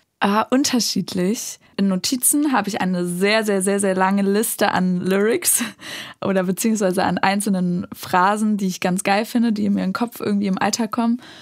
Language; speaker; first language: German; native; German